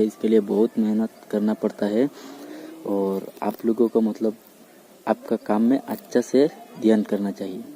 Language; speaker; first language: Hindi; non-native, local second language; Bangla